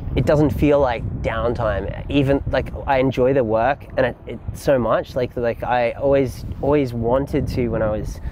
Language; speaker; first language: English; native; English